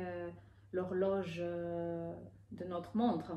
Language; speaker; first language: French; non-native, fluent; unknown